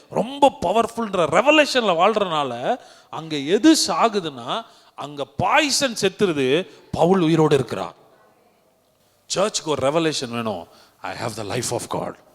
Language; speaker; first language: Tamil; native; Tamil